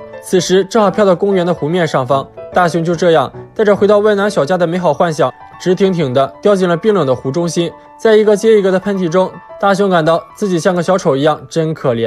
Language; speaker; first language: Chinese; native; Chinese